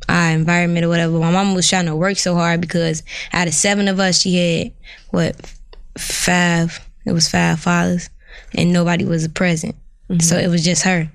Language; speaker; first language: English; native; English